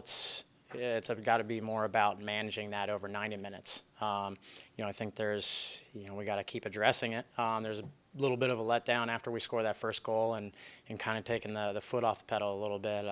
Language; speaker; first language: English; native; English